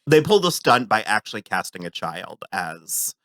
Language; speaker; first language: English; native; English